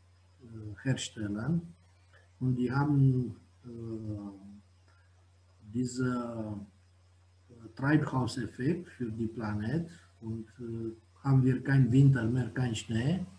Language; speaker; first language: German; non-native, fluent; Romanian